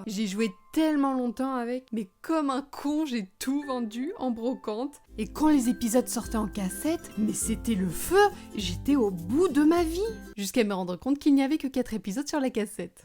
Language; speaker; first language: French; native; French